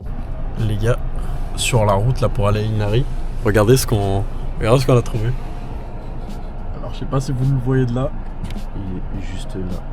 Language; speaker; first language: French; native; French